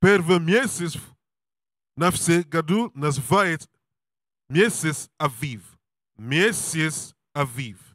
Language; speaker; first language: Russian; non-native, learner; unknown